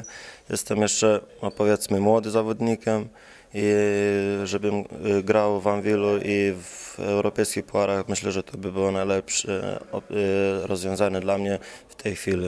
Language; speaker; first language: Polish; non-native, fluent; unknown